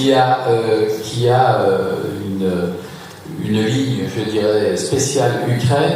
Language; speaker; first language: French; native; French